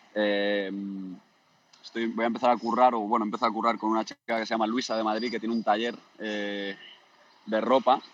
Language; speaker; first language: Spanish; native; Spanish